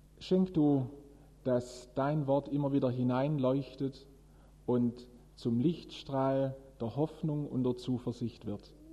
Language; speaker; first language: German; native; German